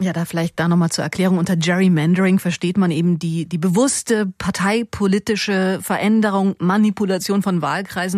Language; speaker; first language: German; native; German